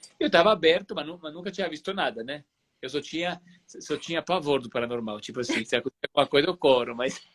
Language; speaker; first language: Portuguese; non-native, fluent; Italian